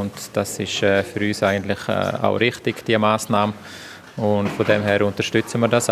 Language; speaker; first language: German; native; German